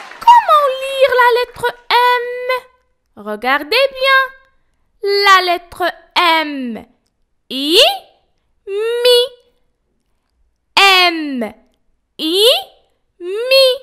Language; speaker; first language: French; non-native, local second language; Arabic